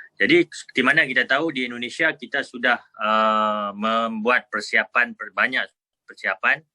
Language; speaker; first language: Malay; native; Malay